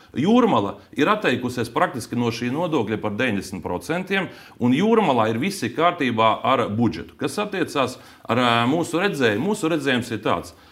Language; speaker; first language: Latvian; native; Latvian